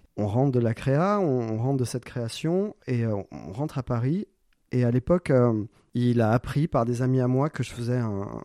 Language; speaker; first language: French; native; French